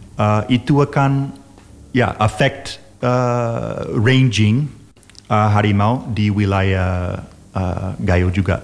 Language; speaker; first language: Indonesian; non-native, learner; English